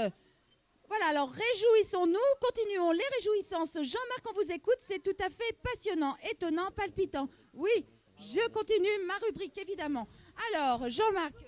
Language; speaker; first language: French; native; French